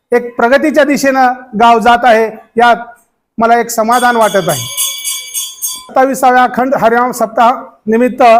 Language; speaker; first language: Marathi; native; Marathi